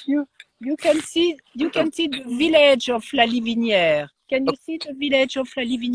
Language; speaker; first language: English; non-native, learner; French